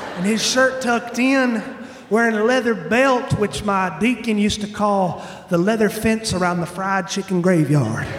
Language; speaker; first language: English; native; English